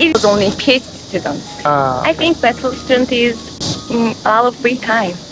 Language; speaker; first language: English; non-native, learner; Korean